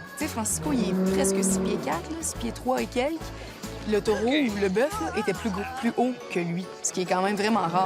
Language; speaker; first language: French; native; French